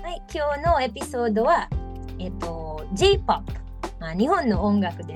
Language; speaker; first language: Japanese; non-native, fluent; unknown